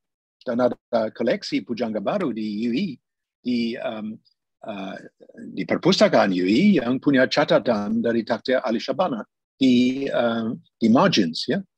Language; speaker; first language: Indonesian; non-native, fluent; English